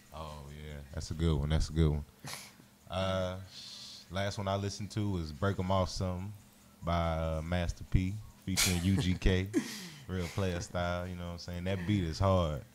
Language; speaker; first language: English; native; English